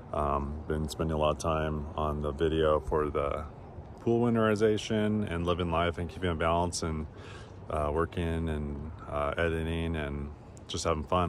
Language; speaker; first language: English; native; English